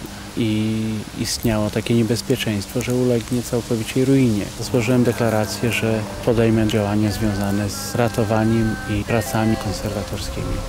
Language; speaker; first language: Polish; native; Polish